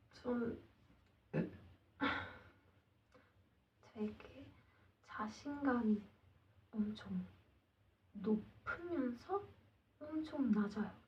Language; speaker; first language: Korean; non-native, learner; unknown